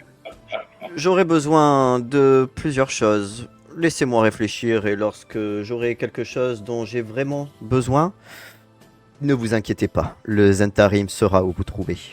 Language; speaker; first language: French; native; French